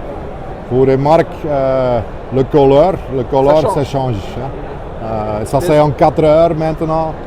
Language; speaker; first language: French; non-native, local second language; Dutch